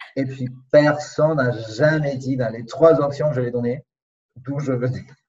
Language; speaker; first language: French; non-native, fluent; Spanish